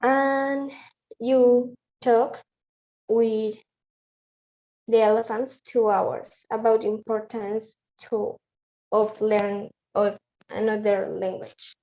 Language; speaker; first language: English; non-native, learner; Spanish